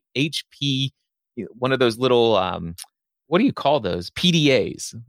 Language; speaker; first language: English; native; English